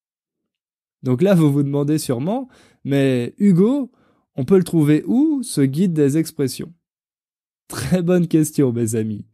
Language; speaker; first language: French; native; French